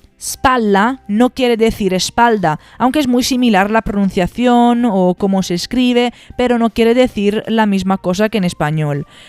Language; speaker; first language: Spanish; non-native, fluent; Italian